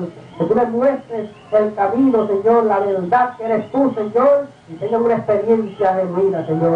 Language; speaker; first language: Spanish; native; Spanish